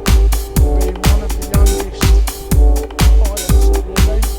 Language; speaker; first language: English; native; English